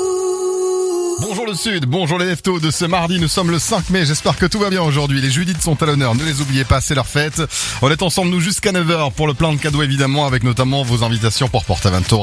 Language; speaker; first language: French; native; French